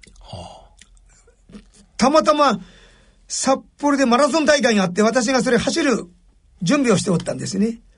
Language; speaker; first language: Japanese; native; Japanese